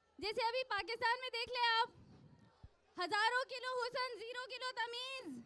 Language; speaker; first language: Urdu; non-native, local second language; Sindhi